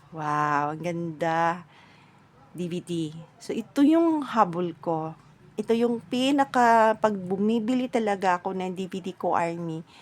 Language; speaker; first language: Filipino; native; Filipino